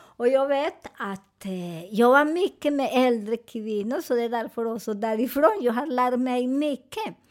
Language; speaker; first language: Swedish; non-native, fluent; Spanish